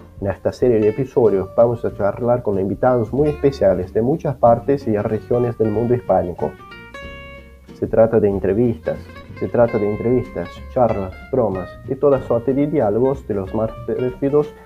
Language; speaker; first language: Spanish; non-native, fluent; Portuguese